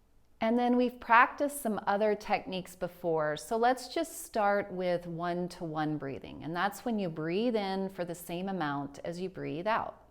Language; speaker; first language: English; native; English